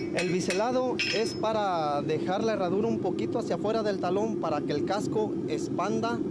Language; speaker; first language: Spanish; native; Spanish